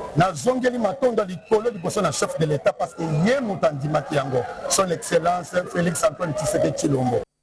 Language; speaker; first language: Lingala; native; Lingala